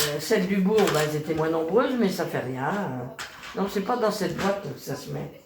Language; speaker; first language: French; non-native, local second language; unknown